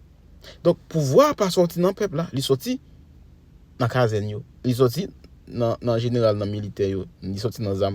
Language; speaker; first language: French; non-native, local second language; Haitian Creole